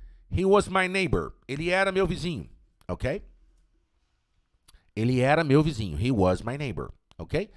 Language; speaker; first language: English; non-native, fluent; Portuguese